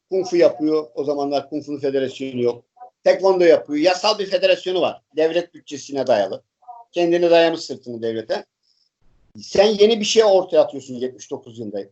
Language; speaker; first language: Turkish; native; Turkish